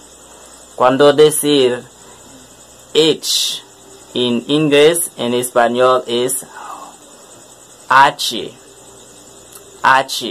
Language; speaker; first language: Spanish; non-native, learner; French